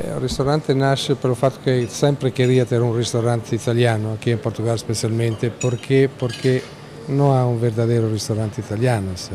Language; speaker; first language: Portuguese; non-native, fluent; Italian